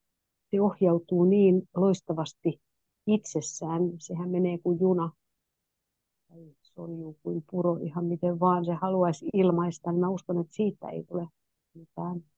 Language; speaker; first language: Finnish; native; Finnish